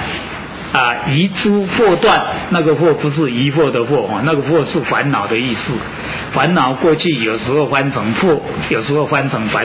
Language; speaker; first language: Chinese; native; Chinese